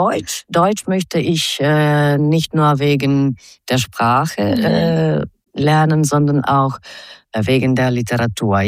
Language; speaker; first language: German; non-native, fluent; Croatian